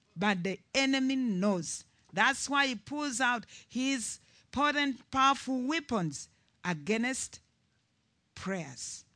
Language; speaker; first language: English; non-native, local second language; Ganda